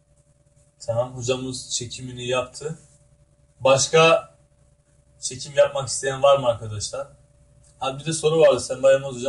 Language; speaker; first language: Turkish; native; Turkish